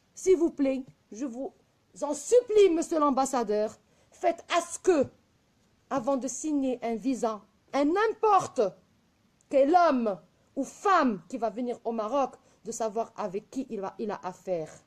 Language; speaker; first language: French; non-native, local second language; Arabic